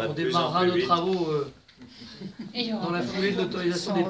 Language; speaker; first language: French; native; French